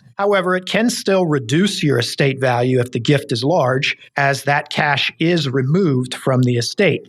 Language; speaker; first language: English; native; English